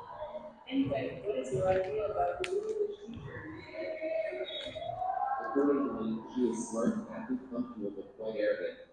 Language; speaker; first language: English; non-native, learner; Indonesian